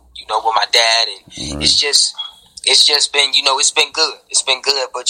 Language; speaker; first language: English; native; English